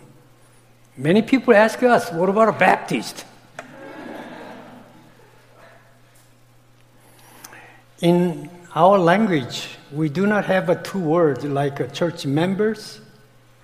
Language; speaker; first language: English; non-native, fluent; Korean